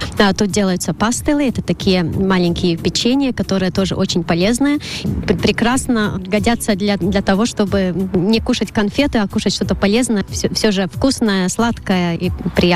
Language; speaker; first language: Russian; non-native, local second language; Latvian